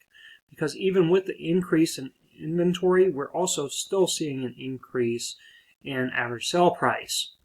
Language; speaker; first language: English; native; English